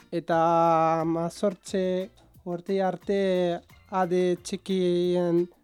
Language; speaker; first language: Basque; non-native, learner; Central Atlas Tamazight